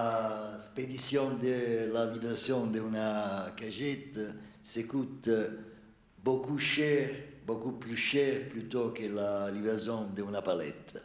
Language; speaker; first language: French; non-native, fluent; Italian